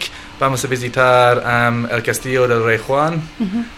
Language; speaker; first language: Spanish; non-native, fluent; English